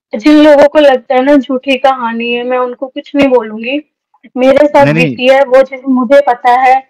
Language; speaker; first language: Hindi; native; Hindi